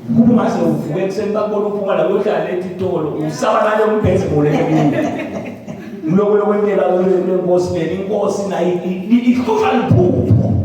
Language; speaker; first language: Zulu; non-native, local second language; Swati